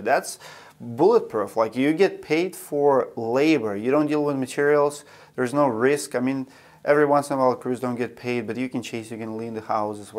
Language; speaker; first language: English; non-native, fluent; Russian